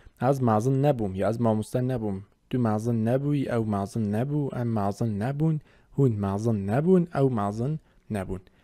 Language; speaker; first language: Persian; non-native, local second language; Kurdish